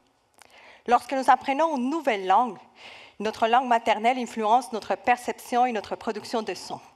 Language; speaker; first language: French; non-native, fluent; Spanish